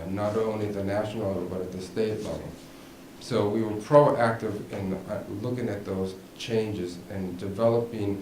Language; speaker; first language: English; native; English